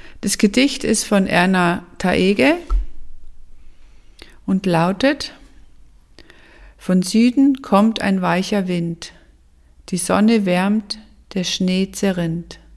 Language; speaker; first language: German; native; German